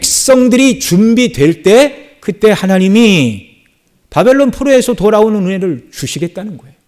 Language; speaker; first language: Korean; native; Korean